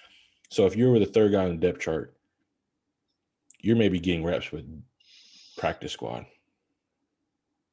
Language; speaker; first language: English; native; English